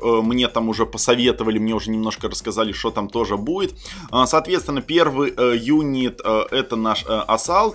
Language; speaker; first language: Russian; native; Russian